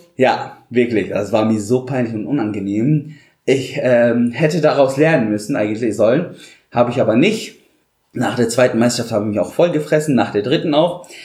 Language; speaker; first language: German; non-native, fluent; Arabic